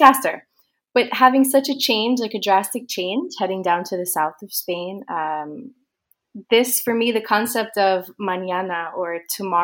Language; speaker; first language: English; native; English